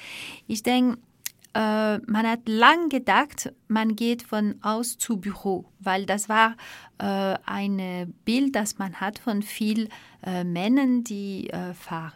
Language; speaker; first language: German; non-native, fluent; French